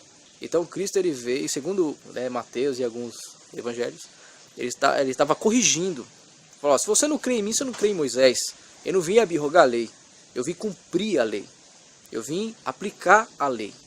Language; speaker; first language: Portuguese; native; Portuguese